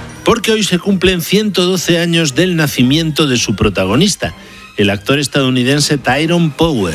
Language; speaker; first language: Spanish; native; Spanish